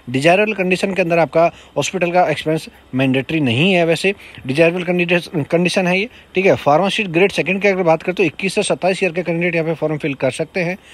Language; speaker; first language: Hindi; native; Hindi